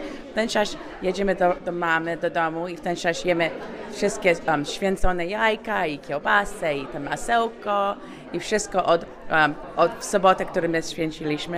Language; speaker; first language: Polish; early bilingual, heritage; English